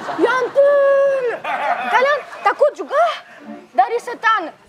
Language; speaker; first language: Indonesian; non-native, learner; German